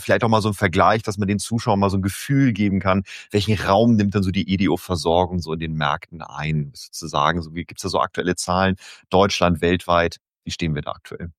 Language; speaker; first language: German; native; German